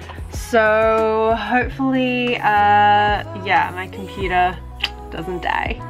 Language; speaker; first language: English; native; English